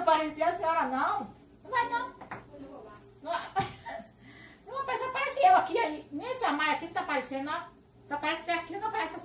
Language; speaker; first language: Portuguese; native; Portuguese